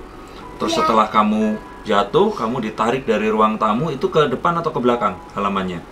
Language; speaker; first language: Indonesian; native; Indonesian